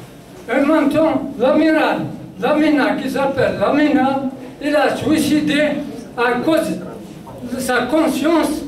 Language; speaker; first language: French; non-native, local second language; Kabyle